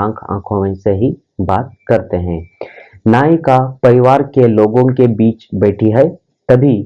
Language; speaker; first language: Hindi; non-native, local second language; Kannada